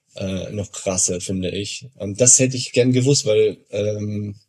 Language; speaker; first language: German; non-native, fluent; Spanish